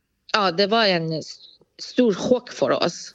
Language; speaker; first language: Swedish; non-native, fluent; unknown